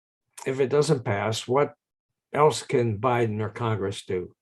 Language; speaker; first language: English; native; English